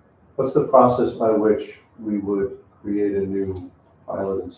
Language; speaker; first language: English; native; English